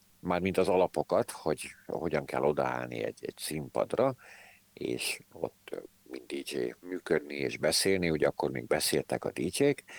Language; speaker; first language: Hungarian; native; Hungarian